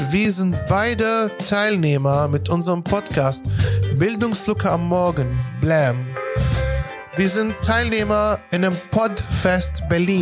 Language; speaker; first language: German; non-native, fluent; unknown